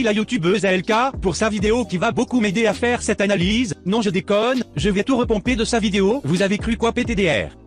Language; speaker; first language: French; native; French